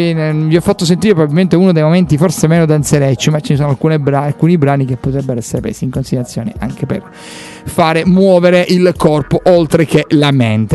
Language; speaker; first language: Italian; native; Italian